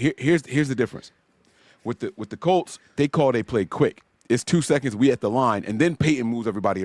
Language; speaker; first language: English; native; English